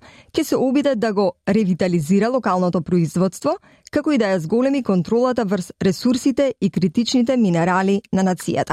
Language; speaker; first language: Macedonian; native; Macedonian